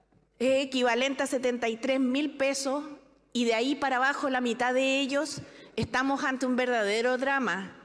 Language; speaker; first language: Spanish; native; Spanish